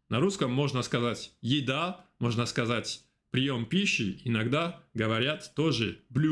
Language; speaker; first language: Russian; non-native, fluent; French